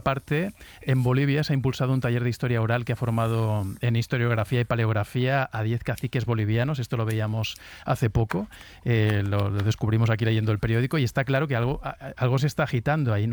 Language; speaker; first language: Spanish; native; Spanish